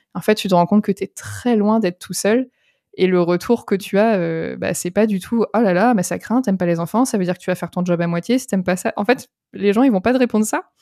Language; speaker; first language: French; native; French